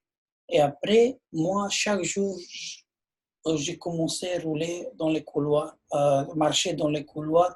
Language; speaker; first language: French; non-native, learner; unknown